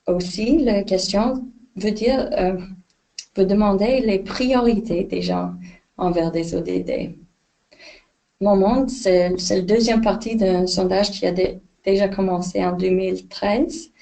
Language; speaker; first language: French; non-native, fluent; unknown